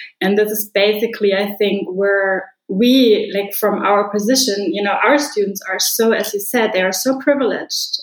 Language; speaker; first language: English; non-native, fluent; German